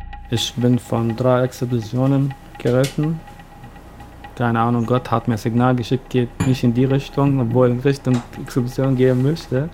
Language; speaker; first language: German; non-native, learner; Arabic